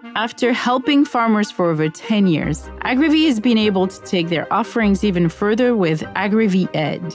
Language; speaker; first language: English; non-native, fluent; French